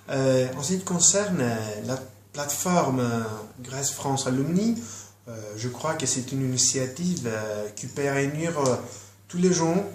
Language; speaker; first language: French; non-native, fluent; Greek